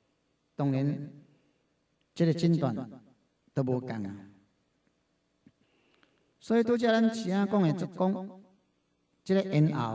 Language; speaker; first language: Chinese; non-native, local second language; Min Nan Chinese